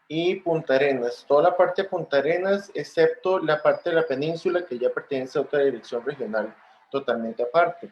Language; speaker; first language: Spanish; native; Spanish